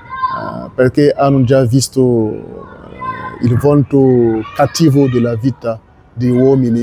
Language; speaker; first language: Italian; non-native, learner; French